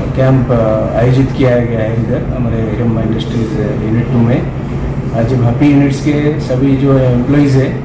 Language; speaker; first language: Hindi; native; Hindi